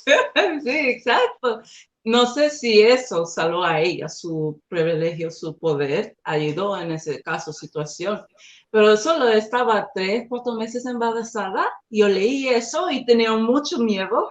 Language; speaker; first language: Spanish; non-native, learner; English